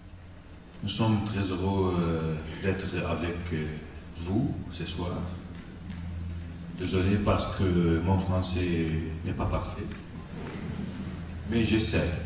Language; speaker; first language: French; non-native, learner; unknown